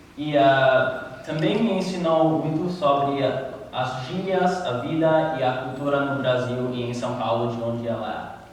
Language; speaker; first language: Portuguese; non-native, learner; English